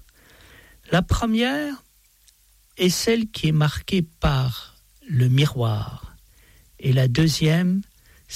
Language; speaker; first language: French; native; French